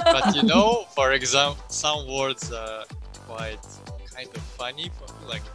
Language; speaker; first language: English; non-native, fluent; Russian